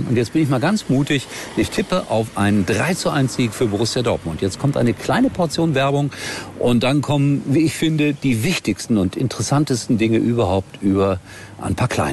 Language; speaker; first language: German; native; German